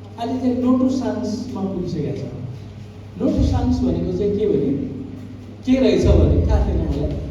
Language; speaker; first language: Nepali; non-native, local second language; Gurung